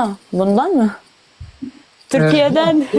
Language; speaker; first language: Turkish; non-native, learner; Arabic